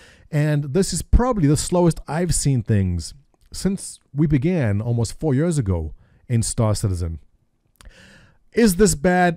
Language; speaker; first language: English; native; English